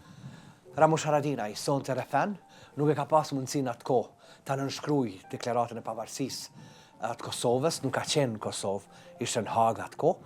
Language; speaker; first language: Albanian; native; Albanian